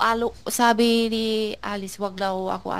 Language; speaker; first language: Filipino; non-native, learner; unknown